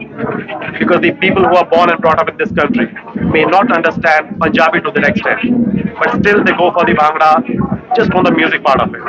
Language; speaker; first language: English; early bilingual, other home language; Punjabi